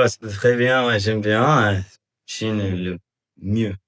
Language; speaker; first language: French; non-native, learner; English